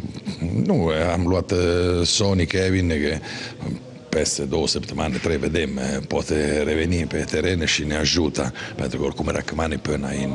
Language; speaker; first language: Romanian; non-native, fluent; Italian